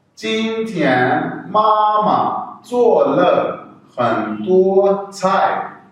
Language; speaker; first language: Chinese; non-native, fluent; Urdu